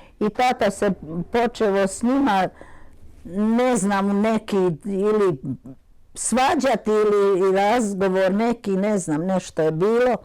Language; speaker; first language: Bosnian; native; Bosnian